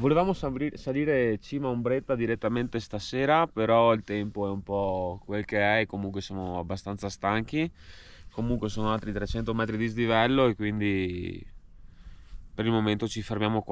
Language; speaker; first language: Italian; native; Italian